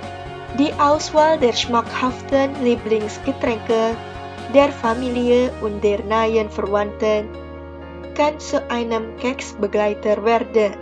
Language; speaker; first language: German; non-native, fluent; Indonesian